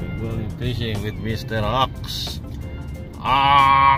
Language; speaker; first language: English; non-native, learner; Filipino